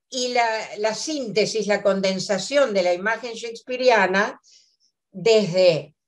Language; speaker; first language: Spanish; native; Spanish